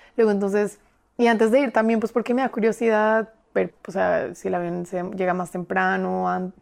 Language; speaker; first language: Spanish; native; Spanish